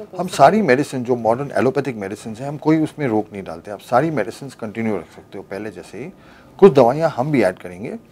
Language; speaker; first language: Hindi; native; Hindi